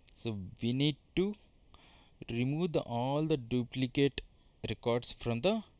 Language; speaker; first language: English; non-native, local second language; Telugu